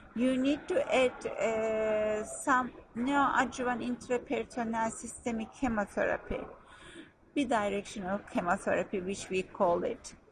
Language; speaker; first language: English; non-native, fluent; Turkish